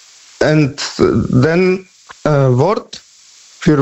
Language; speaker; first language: German; non-native, learner; Polish